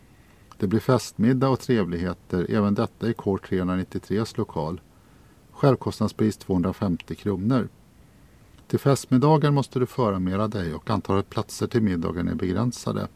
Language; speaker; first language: Swedish; native; Swedish